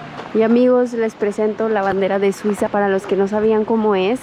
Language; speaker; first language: Spanish; native; Spanish